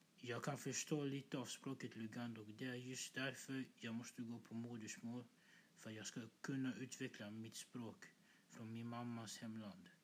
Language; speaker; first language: Swedish; early bilingual, other home language; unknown